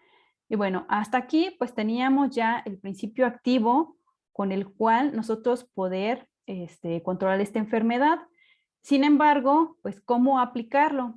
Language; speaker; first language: Spanish; native; Spanish